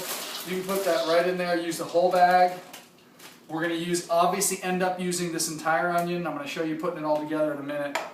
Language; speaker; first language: English; native; English